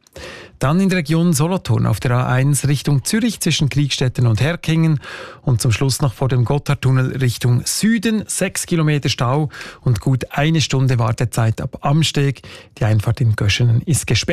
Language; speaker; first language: German; native; German